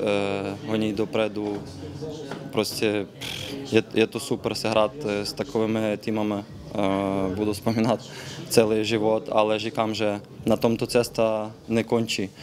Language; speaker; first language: Czech; non-native, fluent; Ukrainian